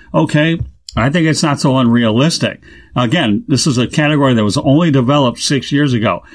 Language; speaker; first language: English; native; English